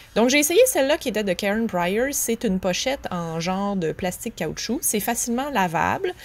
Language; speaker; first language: French; native; French